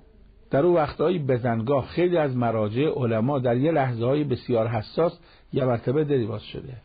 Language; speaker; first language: Persian; native; Persian